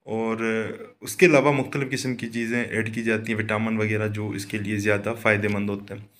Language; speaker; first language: Urdu; non-native, local second language; Sindhi